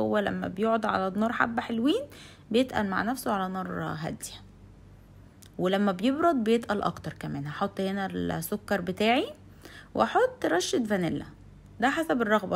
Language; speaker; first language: Arabic; native; Arabic